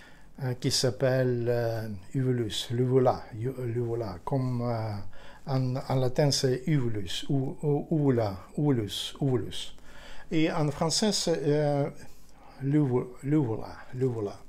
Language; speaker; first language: French; non-native, learner; Ukrainian